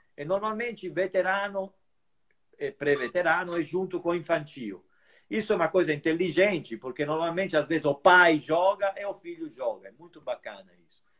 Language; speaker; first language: Portuguese; non-native, fluent; Italian